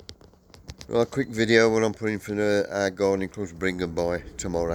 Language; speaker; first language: English; native; English